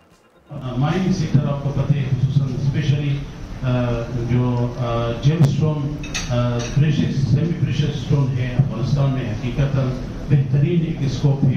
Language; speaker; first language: Hindi; non-native, fluent; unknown